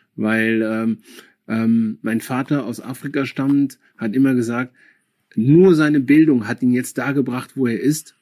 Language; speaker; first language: German; early bilingual, other home language; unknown